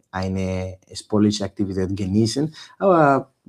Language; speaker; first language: German; non-native, fluent; Spanish